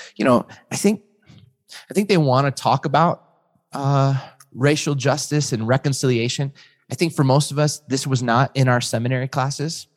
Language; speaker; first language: English; native; English